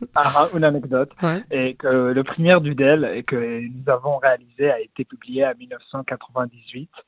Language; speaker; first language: French; non-native, learner; Hebrew